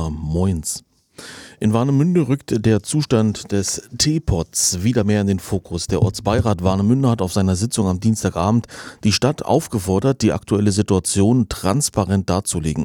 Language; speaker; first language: German; native; German